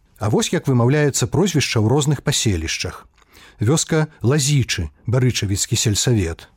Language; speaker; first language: Belarusian; native; Belarusian